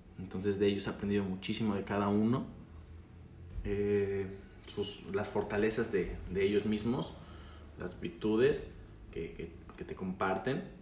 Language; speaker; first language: Spanish; native; Spanish